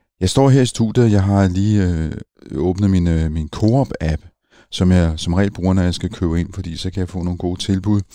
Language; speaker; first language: Danish; native; Danish